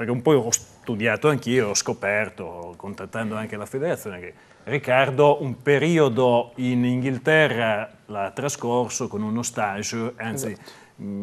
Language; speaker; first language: Italian; native; Italian